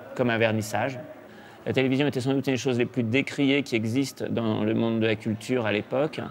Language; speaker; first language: French; native; French